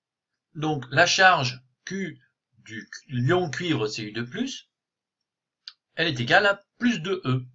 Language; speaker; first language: French; native; French